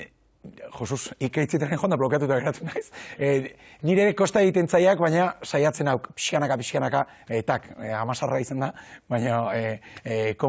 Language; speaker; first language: Basque; native; Basque